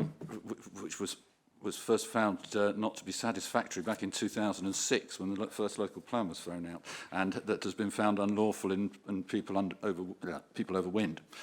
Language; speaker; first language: English; native; English